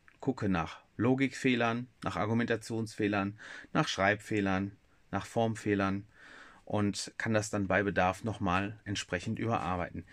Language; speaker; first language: German; native; German